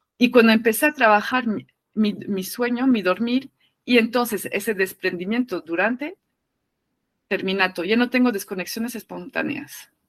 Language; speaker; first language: Spanish; non-native, fluent; French